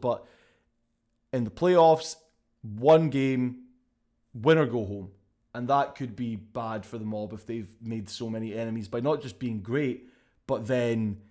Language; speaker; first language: English; native; English